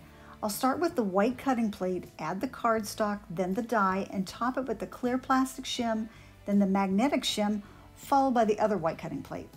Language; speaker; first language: English; native; English